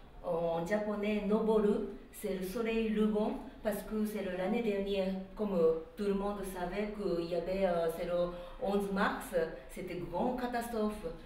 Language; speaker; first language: French; non-native, learner; Japanese